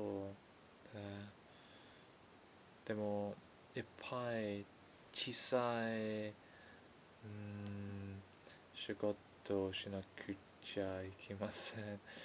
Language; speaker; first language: Japanese; non-native, learner; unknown